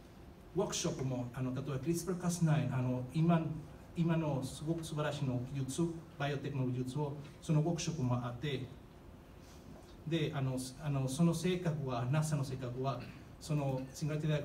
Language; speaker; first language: Japanese; non-native, fluent; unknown